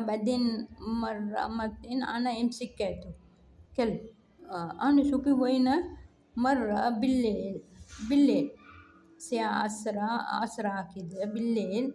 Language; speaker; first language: Arabic; non-native, learner; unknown